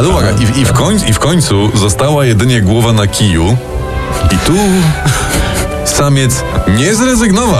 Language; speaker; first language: Polish; native; Polish